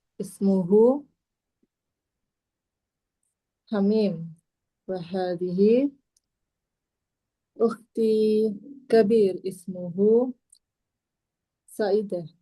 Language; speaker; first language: Arabic; non-native, learner; Indonesian